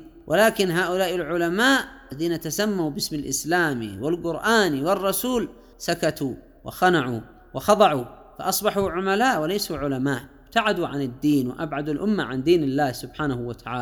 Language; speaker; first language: Arabic; native; Arabic